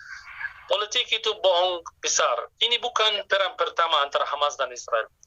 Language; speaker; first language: Indonesian; non-native, fluent; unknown